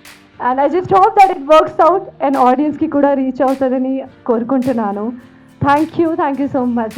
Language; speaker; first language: Telugu; non-native, fluent; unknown